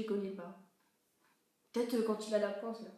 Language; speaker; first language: French; native; French